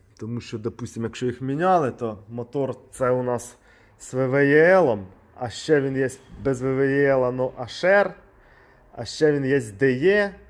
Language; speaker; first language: Ukrainian; non-native, local second language; Russian